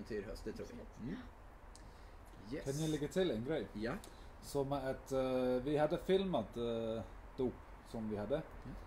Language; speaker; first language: Swedish; non-native, fluent; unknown